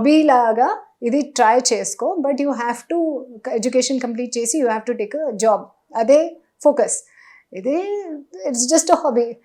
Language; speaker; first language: Telugu; non-native, learner; Hindi